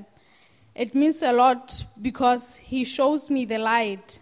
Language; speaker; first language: English; non-native, local second language; Southern Sotho